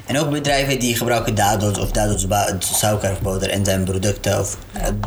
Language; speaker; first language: Dutch; non-native, learner; Arabic